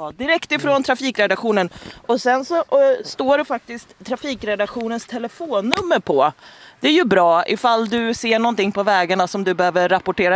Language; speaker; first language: Swedish; native; Swedish